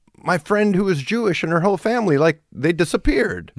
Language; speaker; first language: English; early bilingual, other home language; German